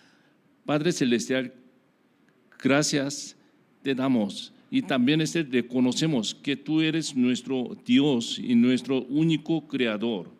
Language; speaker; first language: Spanish; non-native, learner; Korean